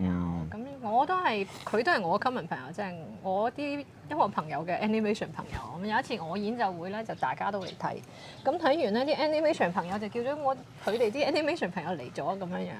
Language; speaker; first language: Cantonese; native; Cantonese